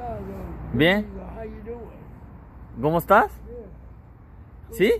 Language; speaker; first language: Spanish; non-native, learner; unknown